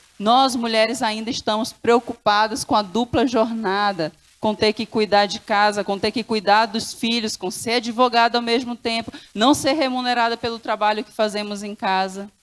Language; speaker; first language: Portuguese; non-native, local second language; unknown